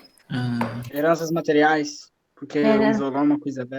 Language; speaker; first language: Portuguese; native; Portuguese